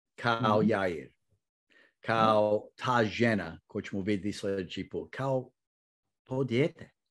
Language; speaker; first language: Croatian; early bilingual, heritage; Croatian